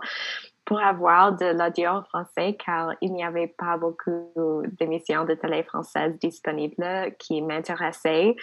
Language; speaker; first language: French; non-native, local second language; English